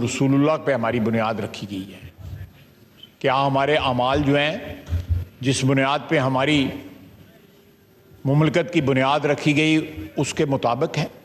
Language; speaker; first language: Urdu; non-native, local second language; Punjabi